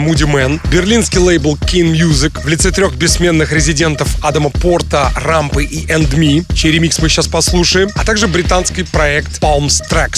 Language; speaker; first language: Russian; native; Russian